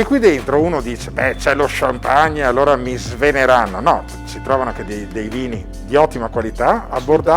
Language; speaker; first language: Italian; native; Italian